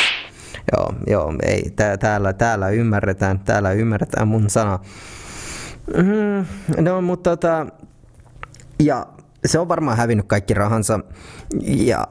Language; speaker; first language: Finnish; native; Finnish